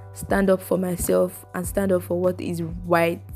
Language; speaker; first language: English; non-native, local second language; Yoruba